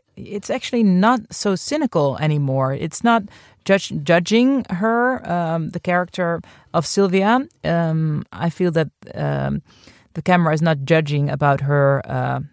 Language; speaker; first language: English; non-native, fluent; Dutch